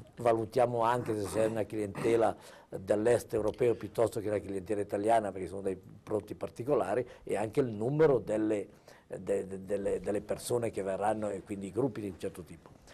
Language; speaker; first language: Italian; native; Italian